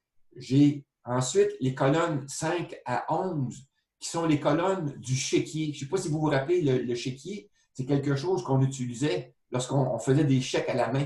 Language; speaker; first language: French; native; French